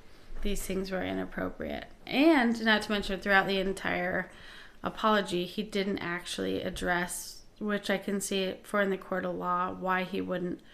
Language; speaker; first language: English; native; English